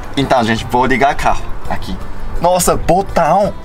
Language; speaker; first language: Portuguese; non-native, learner; Japanese